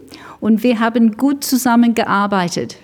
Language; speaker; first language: German; early bilingual, heritage; English